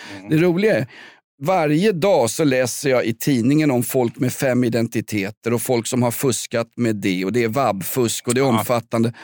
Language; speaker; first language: Swedish; native; Swedish